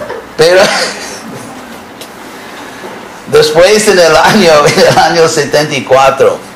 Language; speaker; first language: Spanish; non-native, fluent; English